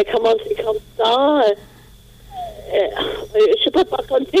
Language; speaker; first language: French; non-native, fluent; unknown